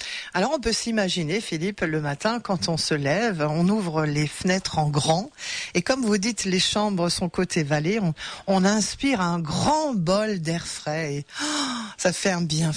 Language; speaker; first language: French; native; French